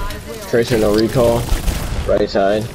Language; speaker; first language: English; native; English